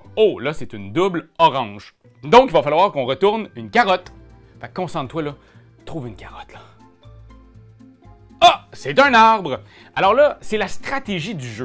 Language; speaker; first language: French; native; French